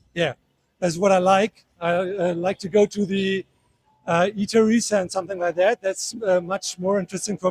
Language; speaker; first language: English; non-native, fluent; German